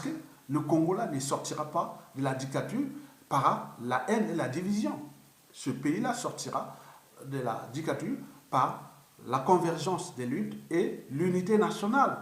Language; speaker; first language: French; non-native, local second language; Lingala